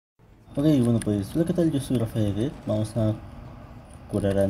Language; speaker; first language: Spanish; native; Spanish